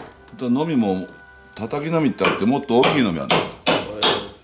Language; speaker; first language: Japanese; native; Japanese